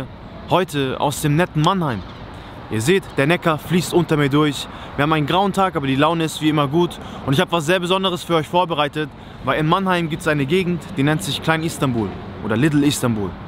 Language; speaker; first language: German; native; German